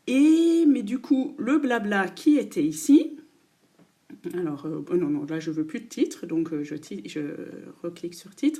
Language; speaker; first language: French; native; French